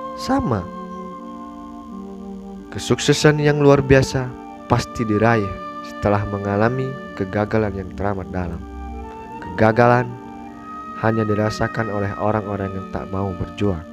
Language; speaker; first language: Indonesian; native; Indonesian